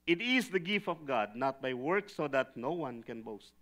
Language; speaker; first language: English; non-native, local second language; Filipino